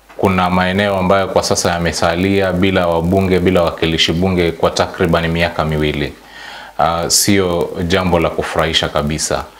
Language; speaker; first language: Swahili; non-native, local second language; Luyia